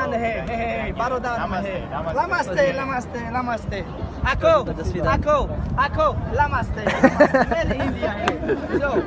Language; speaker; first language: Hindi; non-native, learner; Tajik